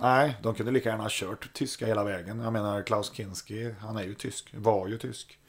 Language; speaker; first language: Swedish; native; Swedish